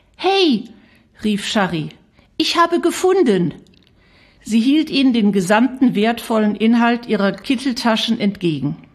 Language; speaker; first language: German; native; German